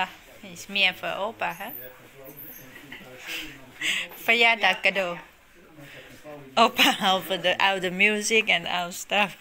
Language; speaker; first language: Dutch; non-native, learner; Thai